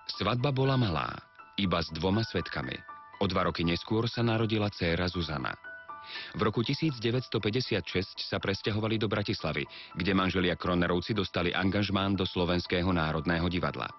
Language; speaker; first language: Slovak; native; Slovak